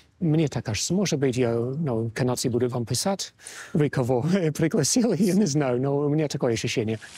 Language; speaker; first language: Russian; non-native, fluent; English